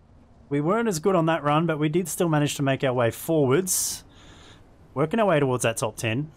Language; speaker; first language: English; native; English